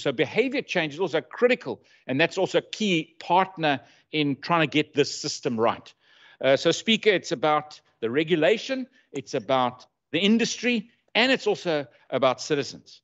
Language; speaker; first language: English; native; English